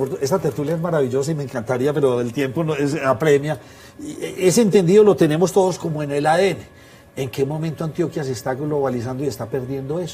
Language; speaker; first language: Spanish; native; Spanish